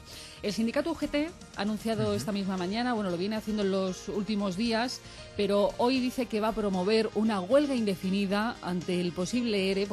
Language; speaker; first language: Spanish; native; Spanish